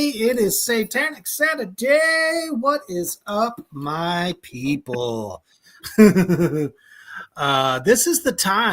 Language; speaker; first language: English; native; English